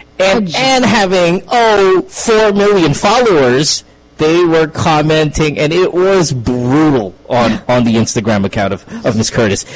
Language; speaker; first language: English; non-native, local second language; Filipino